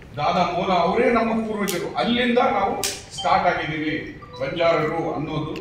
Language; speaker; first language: Kannada; non-native, local second language; Lambadi